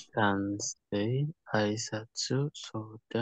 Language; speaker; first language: Japanese; non-native, learner; Indonesian